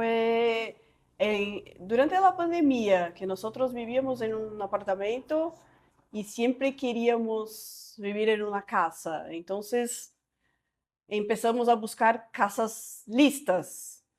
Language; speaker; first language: Spanish; non-native, fluent; Portuguese